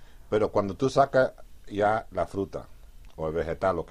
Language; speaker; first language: Spanish; early bilingual, heritage; Spanish